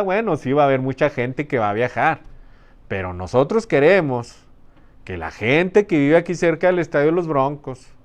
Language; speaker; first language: Spanish; native; Spanish